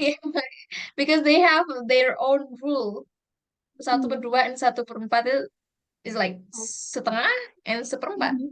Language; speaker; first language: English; non-native, fluent; Indonesian